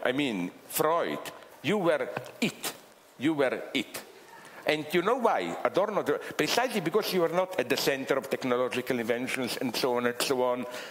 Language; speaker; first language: English; non-native, fluent; Slovenian